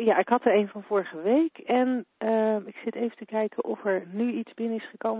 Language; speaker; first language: Dutch; native; Dutch